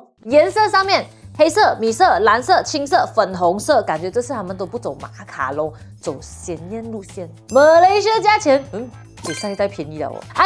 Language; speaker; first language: Chinese; non-native, local second language; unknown